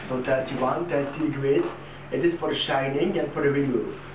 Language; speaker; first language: English; non-native, learner; French